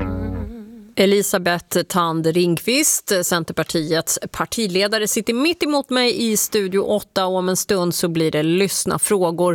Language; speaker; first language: Swedish; native; Swedish